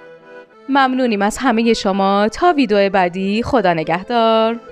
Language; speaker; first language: Persian; native; Persian